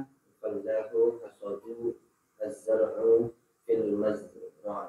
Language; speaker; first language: Arabic; non-native, learner; Indonesian